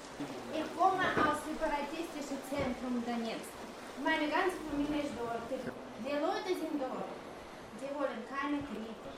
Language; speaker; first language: German; non-native, learner; Russian